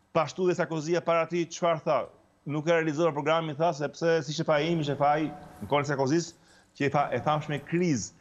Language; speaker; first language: Albanian; native; Albanian